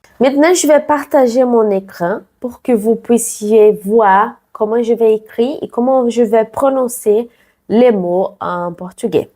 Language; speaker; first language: French; non-native, fluent; Portuguese